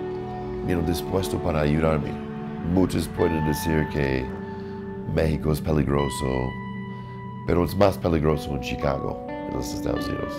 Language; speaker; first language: Spanish; non-native, learner; English